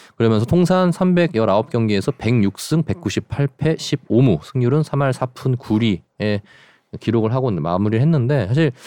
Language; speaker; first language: Korean; native; Korean